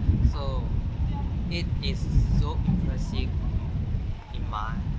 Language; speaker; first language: English; non-native, learner; Korean